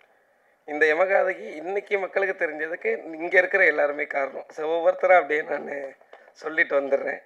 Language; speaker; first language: Tamil; native; Tamil